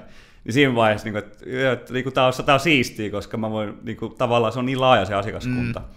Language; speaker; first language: Finnish; native; Finnish